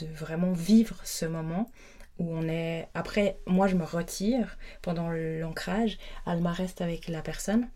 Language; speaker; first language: French; native; French